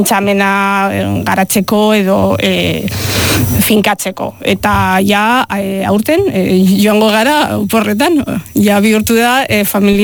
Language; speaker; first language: Basque; non-native, local second language; Spanish